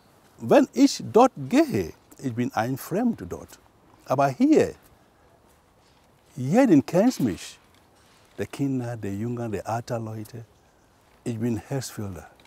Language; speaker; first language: German; non-native, fluent; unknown